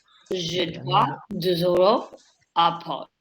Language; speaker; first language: French; non-native, learner; English